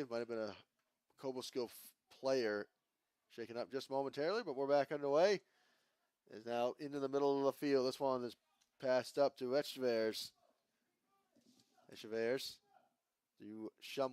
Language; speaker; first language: English; native; English